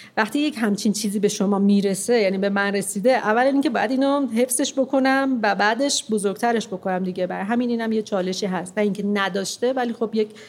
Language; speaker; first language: Persian; non-native, local second language; Armenian